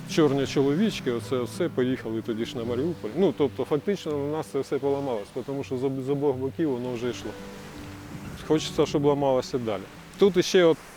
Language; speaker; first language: Ukrainian; native; Ukrainian